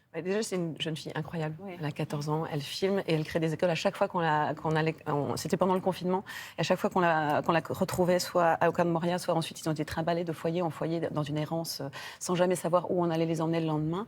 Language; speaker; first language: French; native; French